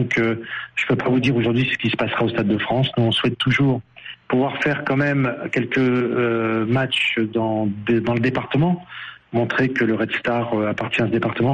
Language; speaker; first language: French; native; French